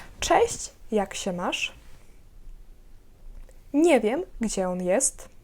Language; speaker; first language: Polish; non-native, fluent; Ukrainian